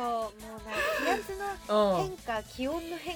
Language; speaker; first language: Japanese; native; Japanese